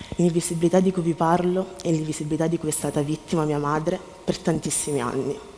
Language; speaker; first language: Italian; native; Italian